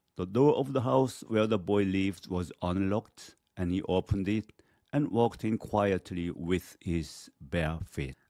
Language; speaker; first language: English; non-native, fluent; Korean